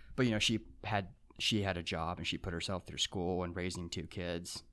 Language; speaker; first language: English; early bilingual, other home language; Japanese